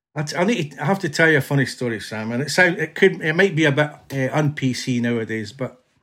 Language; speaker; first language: English; native; English